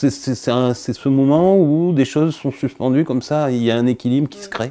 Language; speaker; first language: French; native; French